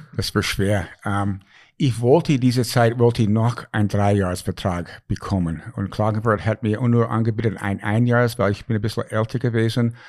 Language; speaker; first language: German; non-native, fluent; English